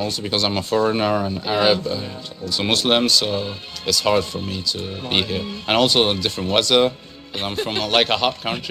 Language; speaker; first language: English; non-native, fluent; Arabic